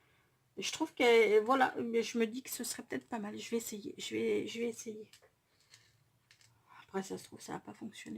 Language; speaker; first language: French; native; French